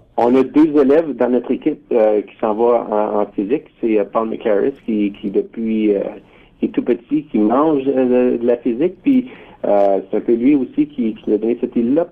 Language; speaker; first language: French; native; French